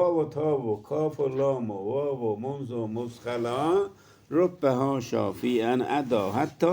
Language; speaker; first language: Persian; non-native, local second language; Azerbaijani